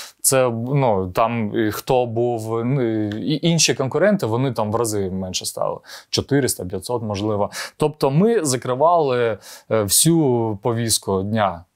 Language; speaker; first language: Ukrainian; non-native, local second language; Russian